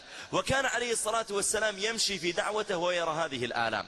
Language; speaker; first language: Arabic; native; Arabic